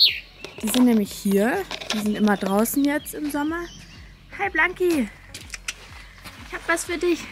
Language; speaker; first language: German; native; German